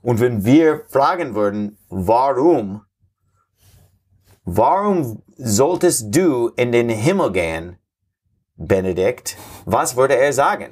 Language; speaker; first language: German; non-native, fluent; English